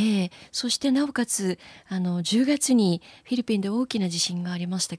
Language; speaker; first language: Japanese; native; Japanese